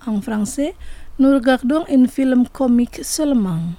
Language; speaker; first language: French; non-native, fluent; Indonesian